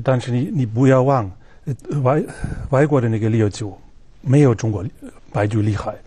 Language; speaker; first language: Chinese; non-native, fluent; German